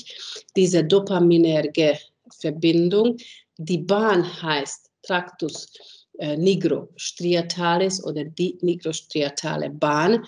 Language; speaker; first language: German; non-native, fluent; Hungarian